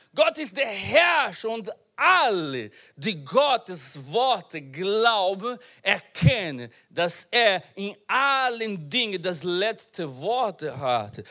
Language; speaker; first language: German; non-native, learner; Portuguese